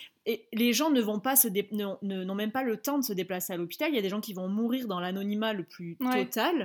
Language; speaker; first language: French; native; French